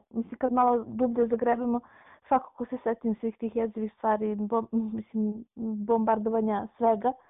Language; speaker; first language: Serbian; native; Serbian